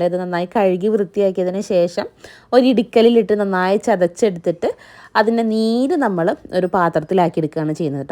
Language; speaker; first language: Malayalam; native; Malayalam